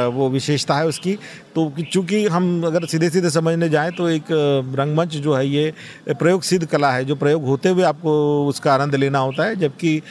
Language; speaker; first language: Hindi; non-native, local second language; Marathi